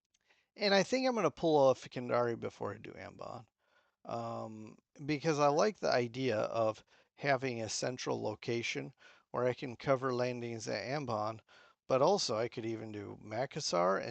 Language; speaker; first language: English; native; English